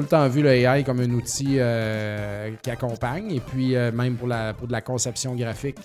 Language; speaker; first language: French; native; French